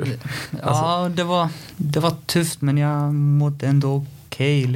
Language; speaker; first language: Swedish; non-native, fluent; Icelandic